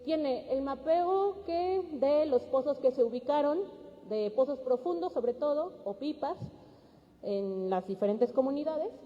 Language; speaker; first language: Spanish; native; Spanish